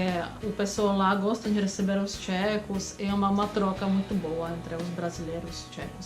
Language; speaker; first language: Portuguese; non-native, fluent; Czech